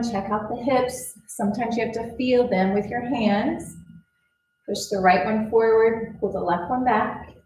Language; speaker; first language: English; native; English